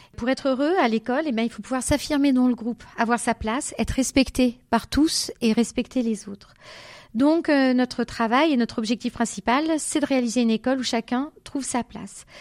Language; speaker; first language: French; native; French